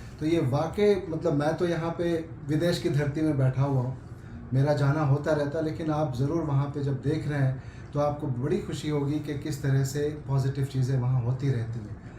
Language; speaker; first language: Urdu; native; Urdu